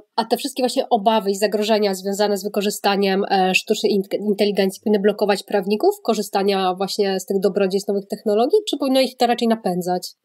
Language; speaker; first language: Polish; native; Polish